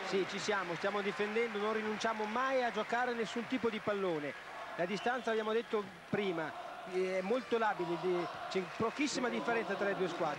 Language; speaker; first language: Italian; native; Italian